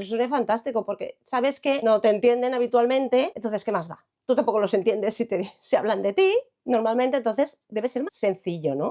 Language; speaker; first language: Spanish; native; Spanish